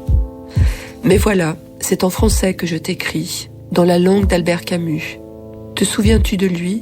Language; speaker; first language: French; native; French